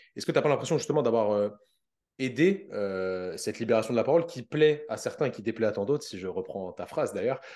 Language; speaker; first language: French; native; French